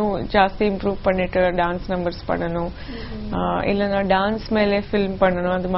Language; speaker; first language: Tamil; non-native, local second language; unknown